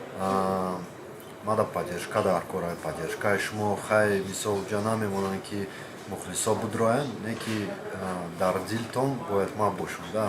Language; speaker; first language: Tajik; non-native, local second language; Russian